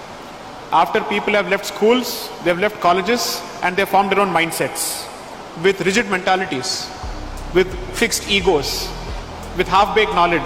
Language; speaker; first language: English; non-native, local second language; Tamil